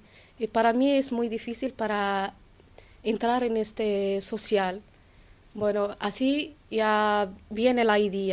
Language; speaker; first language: Spanish; non-native, learner; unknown